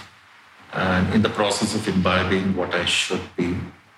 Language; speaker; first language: English; non-native, local second language; Telugu